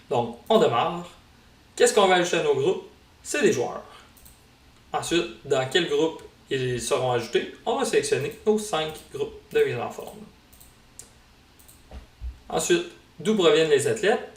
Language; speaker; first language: French; native; French